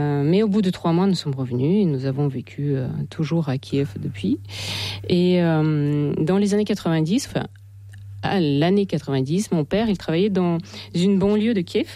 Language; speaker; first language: French; non-native, fluent; Russian